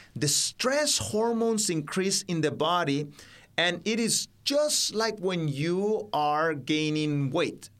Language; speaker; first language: English; non-native, fluent; Spanish